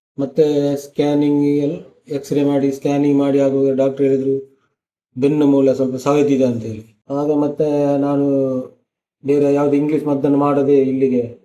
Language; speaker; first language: Kannada; native; Kannada